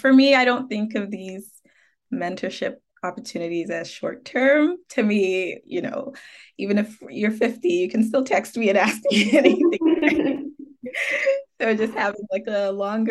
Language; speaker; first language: English; non-native, local second language; Akan